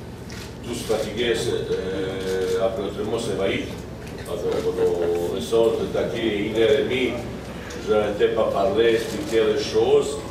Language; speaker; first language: French; non-native, fluent; Bosnian